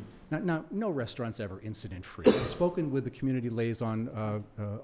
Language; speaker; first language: English; native; English